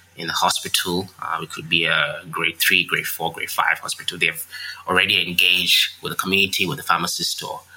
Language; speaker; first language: English; non-native, local second language; Yoruba